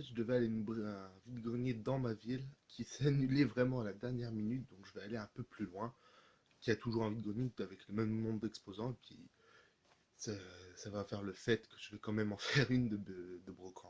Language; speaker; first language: French; native; French